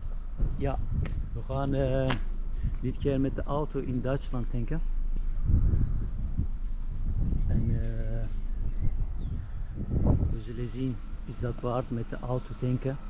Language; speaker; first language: Dutch; non-native, fluent; Turkish